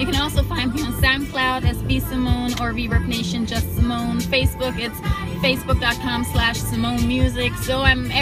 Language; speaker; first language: English; early bilingual, other home language; German